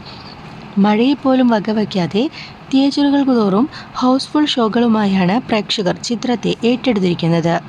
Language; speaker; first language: Malayalam; native; Malayalam